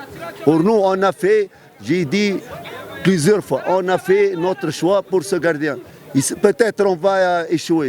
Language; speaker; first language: French; non-native, local second language; Arabic